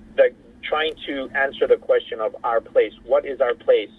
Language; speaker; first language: English; native; English